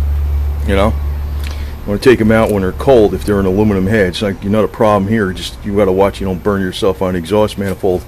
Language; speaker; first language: English; native; English